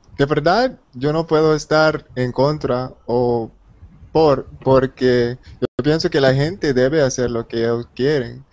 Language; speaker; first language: Spanish; non-native, learner; English